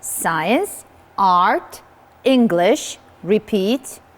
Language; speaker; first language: English; non-native, fluent; Georgian